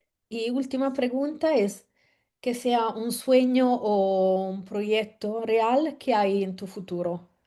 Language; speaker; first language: Spanish; non-native, fluent; Italian